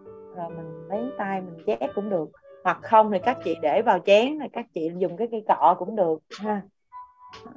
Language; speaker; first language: Vietnamese; native; Vietnamese